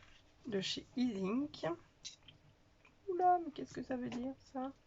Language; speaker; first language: French; native; French